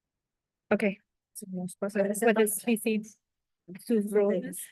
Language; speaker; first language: Spanish; early bilingual, heritage; Spanish